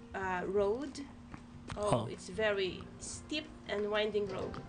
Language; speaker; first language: English; non-native, local second language; Iloko